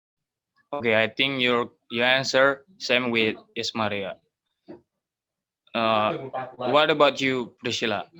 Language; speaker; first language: English; non-native, learner; Indonesian